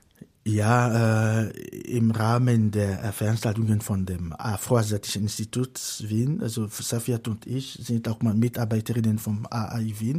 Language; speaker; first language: German; non-native, fluent; Fon